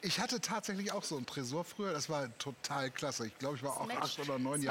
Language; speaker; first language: German; native; German